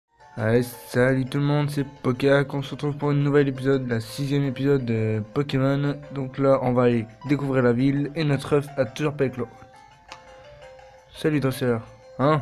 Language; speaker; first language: French; native; French